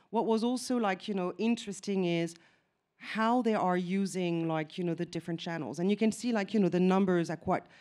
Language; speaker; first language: English; non-native, fluent; French